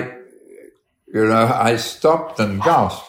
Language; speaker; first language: English; early bilingual, other home language; Arabic